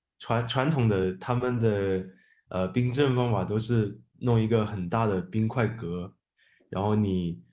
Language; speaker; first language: Chinese; non-native, fluent; Japanese